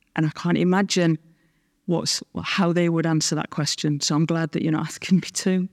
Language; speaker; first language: English; native; English